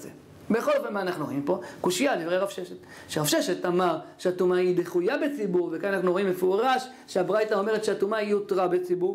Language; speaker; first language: Hebrew; native; Hebrew